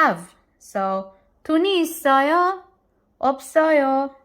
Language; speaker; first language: Korean; non-native, fluent; Filipino